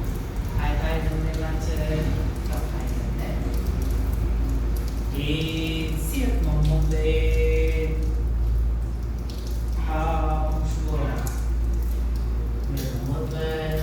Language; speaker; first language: Vietnamese; non-native, fluent; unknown